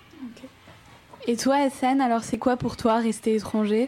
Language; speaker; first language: French; native; French